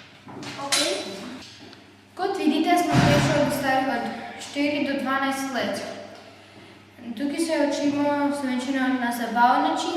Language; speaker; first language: Slovenian; early bilingual, heritage; Slovenian